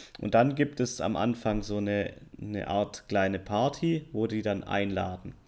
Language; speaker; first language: German; native; German